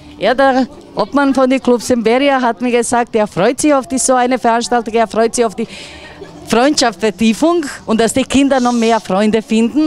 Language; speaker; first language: German; non-native, learner; Croatian